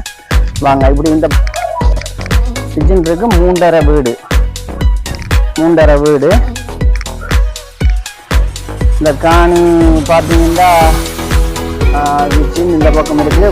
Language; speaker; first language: Tamil; native; Tamil